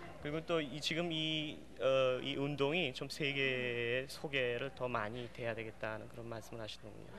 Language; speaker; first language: Korean; native; Korean